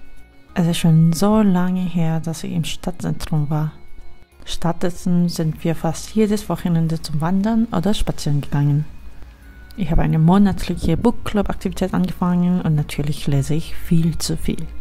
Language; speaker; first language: German; non-native, fluent; Korean